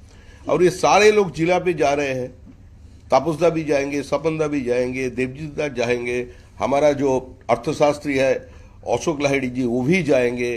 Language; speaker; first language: Hindi; non-native, local second language; Bangla